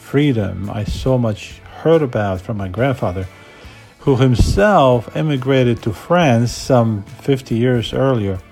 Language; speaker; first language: English; non-native, fluent; Polish